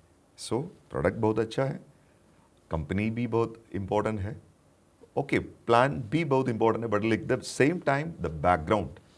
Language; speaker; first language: Hindi; non-native, local second language; Malayalam